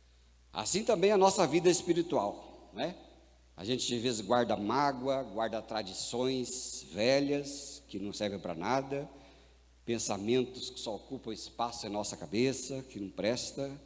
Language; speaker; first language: Portuguese; native; Portuguese